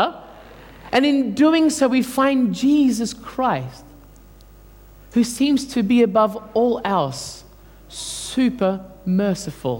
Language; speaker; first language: English; early bilingual, other home language; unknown